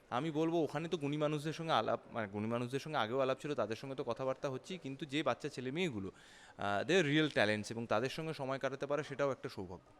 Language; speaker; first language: Bangla; native; Bangla